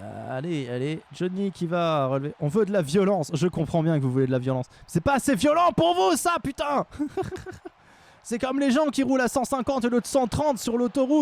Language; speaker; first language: French; native; French